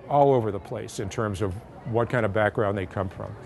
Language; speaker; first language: English; native; English